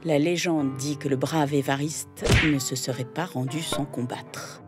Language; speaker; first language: French; native; French